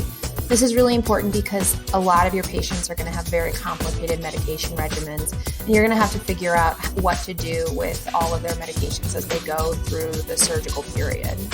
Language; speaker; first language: English; native; English